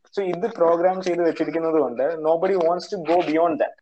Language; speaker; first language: English; non-native, local second language; Malayalam